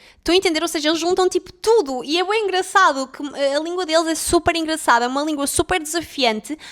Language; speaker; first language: Portuguese; native; Portuguese